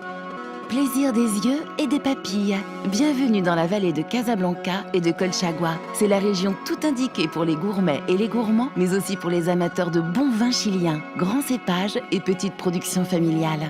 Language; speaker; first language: French; native; French